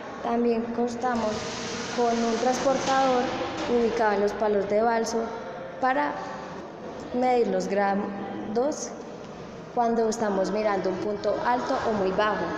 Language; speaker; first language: Spanish; native; Spanish